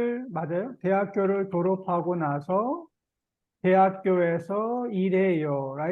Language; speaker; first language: Korean; native; Korean